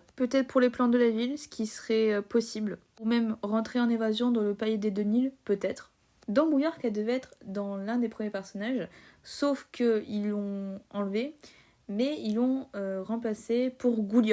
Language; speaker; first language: French; native; French